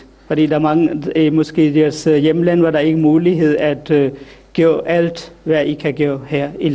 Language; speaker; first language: Danish; non-native, fluent; Urdu